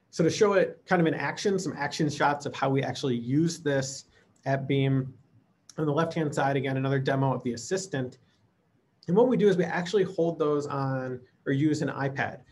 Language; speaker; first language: English; native; English